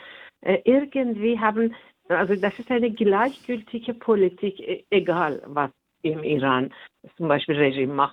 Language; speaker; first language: German; non-native, fluent; Persian